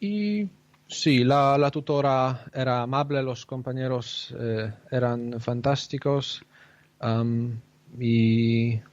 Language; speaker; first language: Spanish; non-native, fluent; Polish